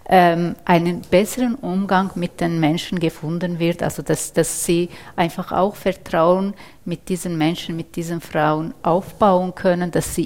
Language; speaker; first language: German; non-native, fluent; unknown